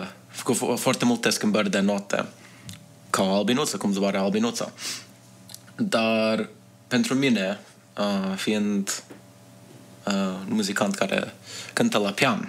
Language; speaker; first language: Romanian; early bilingual, heritage; Romanian